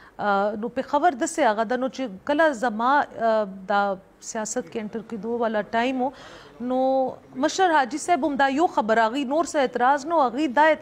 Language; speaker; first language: Pashto; non-native, local second language; Northern Hindko